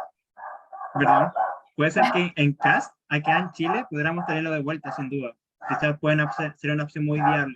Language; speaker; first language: Spanish; native; Spanish